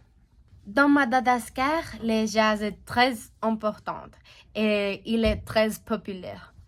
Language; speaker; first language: French; non-native, learner; Spanish